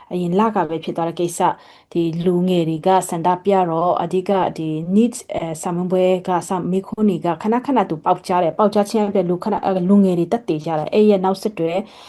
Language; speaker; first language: Burmese; non-native, local second language; Tedim Chin